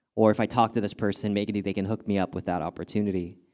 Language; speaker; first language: English; native; English